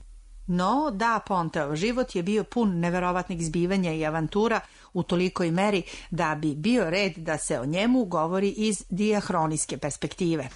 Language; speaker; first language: Serbian; native; Serbian